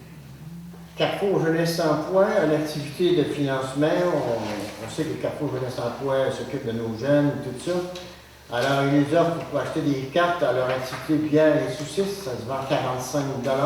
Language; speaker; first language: French; native; French